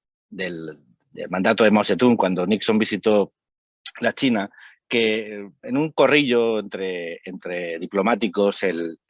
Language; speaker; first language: Spanish; native; Spanish